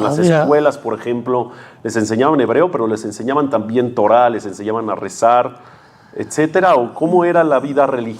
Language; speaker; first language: Spanish; native; Spanish